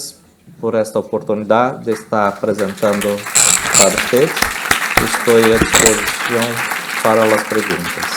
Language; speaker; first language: Spanish; non-native, learner; Portuguese